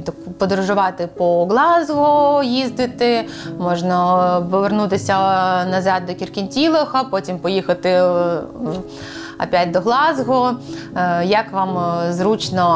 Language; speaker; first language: Ukrainian; native; Ukrainian